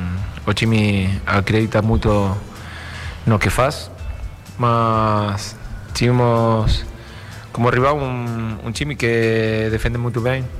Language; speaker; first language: Portuguese; non-native, learner; Spanish